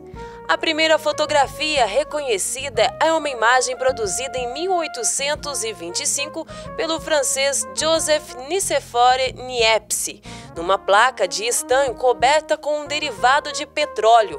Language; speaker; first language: Portuguese; native; Portuguese